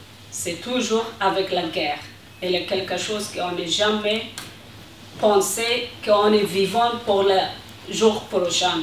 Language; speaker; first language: French; non-native, learner; Persian